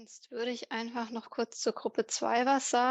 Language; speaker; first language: German; native; German